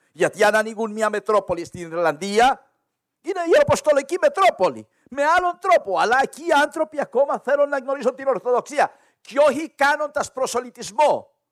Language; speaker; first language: Greek; non-native, learner; Spanish